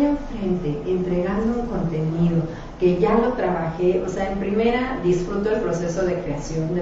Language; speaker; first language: Spanish; native; Spanish